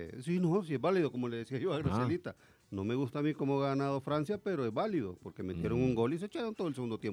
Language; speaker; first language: Spanish; native; Spanish